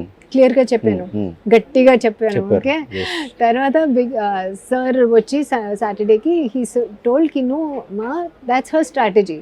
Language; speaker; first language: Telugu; non-native, learner; Hindi